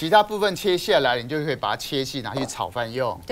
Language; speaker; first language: Chinese; native; Chinese